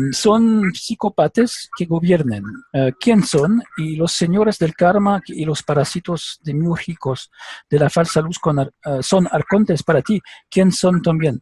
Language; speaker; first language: Spanish; non-native, learner; French